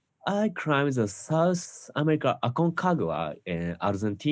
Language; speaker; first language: English; non-native, learner; Japanese